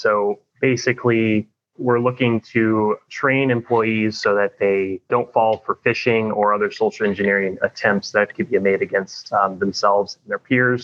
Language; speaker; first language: English; native; English